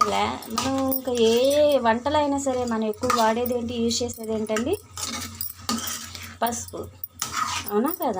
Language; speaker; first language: Telugu; native; Telugu